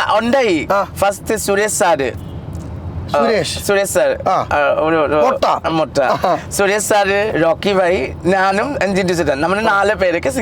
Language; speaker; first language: Malayalam; non-native, local second language; Assamese